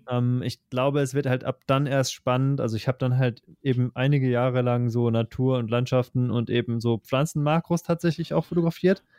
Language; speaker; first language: German; native; German